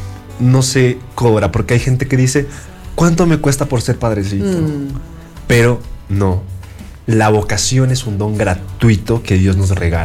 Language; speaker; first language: Spanish; native; Spanish